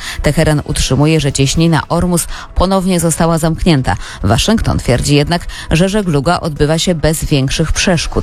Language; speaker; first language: Polish; native; Polish